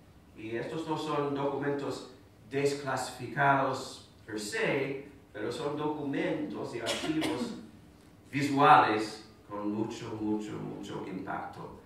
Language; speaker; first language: Spanish; non-native, fluent; English